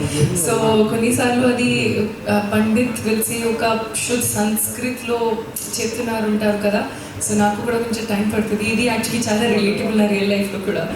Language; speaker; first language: Telugu; non-native, local second language; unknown